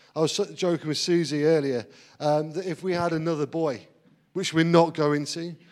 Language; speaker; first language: English; native; English